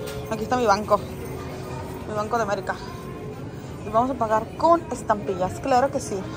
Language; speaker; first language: Spanish; early bilingual, heritage; Spanish